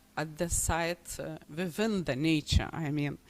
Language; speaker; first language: English; non-native, fluent; Lithuanian